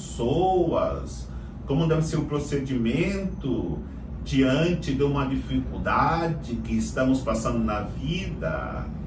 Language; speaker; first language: Portuguese; native; Portuguese